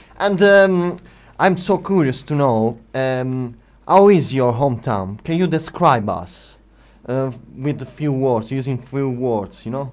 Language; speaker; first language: English; non-native, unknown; Italian